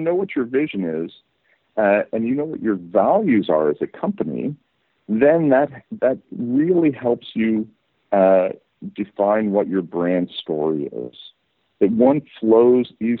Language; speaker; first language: English; native; English